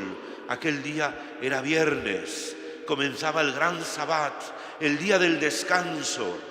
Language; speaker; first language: Spanish; native; Spanish